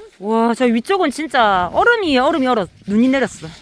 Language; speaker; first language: Korean; native; Korean